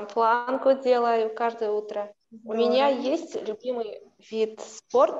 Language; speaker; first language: Russian; non-native, local second language; Kazakh